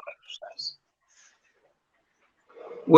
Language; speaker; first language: English; non-native, learner; Spanish